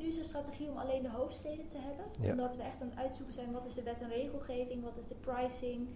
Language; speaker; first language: Dutch; native; Dutch